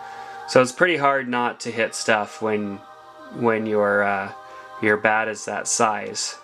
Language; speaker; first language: English; native; English